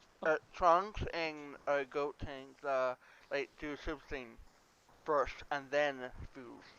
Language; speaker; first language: English; non-native, learner; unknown